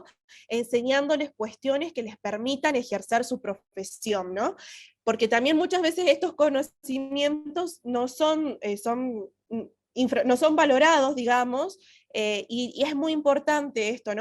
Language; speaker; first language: Spanish; native; Spanish